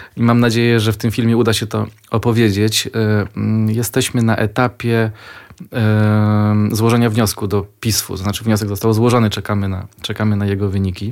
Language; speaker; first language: Polish; native; Polish